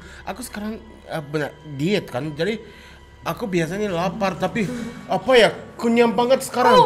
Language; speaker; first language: Indonesian; non-native, learner; Japanese